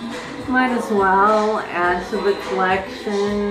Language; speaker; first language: English; native; English